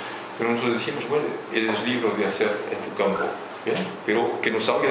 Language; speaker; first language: Spanish; non-native, fluent; French